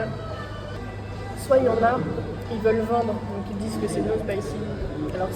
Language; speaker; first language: French; native; French